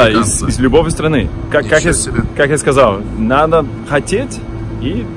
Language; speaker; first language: Russian; non-native, fluent; Portuguese